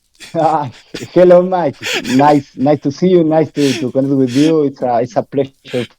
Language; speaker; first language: English; non-native, learner; Spanish